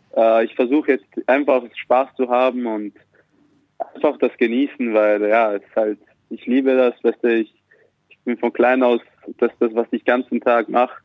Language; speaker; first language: German; native; German